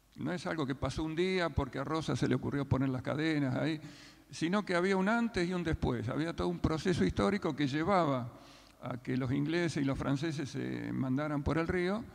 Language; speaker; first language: Spanish; native; Spanish